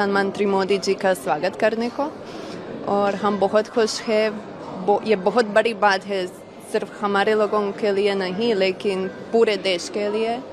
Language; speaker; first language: Hindi; non-native, fluent; Croatian